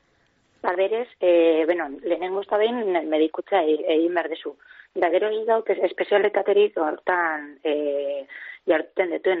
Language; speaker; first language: Basque; native; Basque